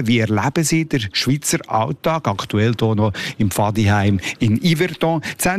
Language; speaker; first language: German; native; German